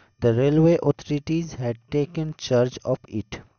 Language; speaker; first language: English; non-native, local second language; Bangla